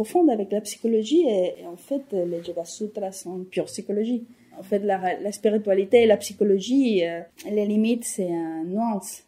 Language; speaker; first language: French; non-native, fluent; Spanish